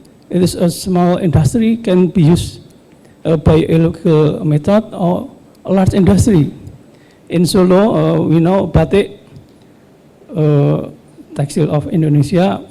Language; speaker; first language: English; non-native, learner; Indonesian